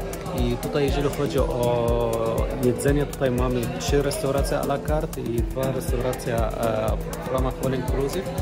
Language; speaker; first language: Polish; non-native, learner; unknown